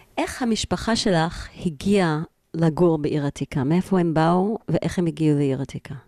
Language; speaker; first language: Hebrew; native; Hebrew